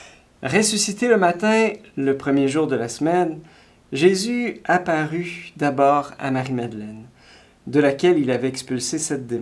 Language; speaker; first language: French; native; French